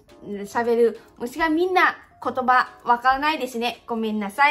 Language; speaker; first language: Japanese; non-native, learner; Lao